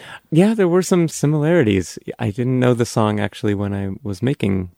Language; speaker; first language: English; native; English